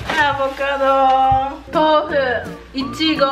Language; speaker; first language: Japanese; early bilingual, heritage; Japanese